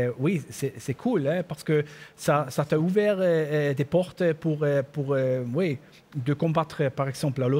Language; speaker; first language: French; non-native, learner; German